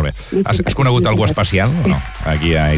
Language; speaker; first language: Catalan; native; Catalan